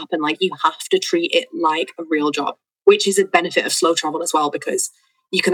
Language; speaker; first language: English; native; English